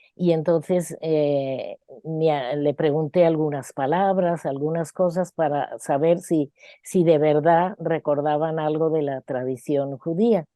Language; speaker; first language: Spanish; native; Spanish